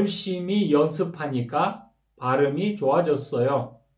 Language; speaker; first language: Korean; non-native, fluent; Kyrgyz